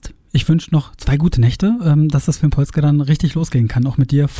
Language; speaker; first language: German; native; German